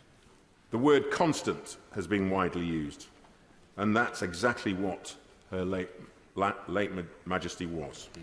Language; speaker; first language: English; native; English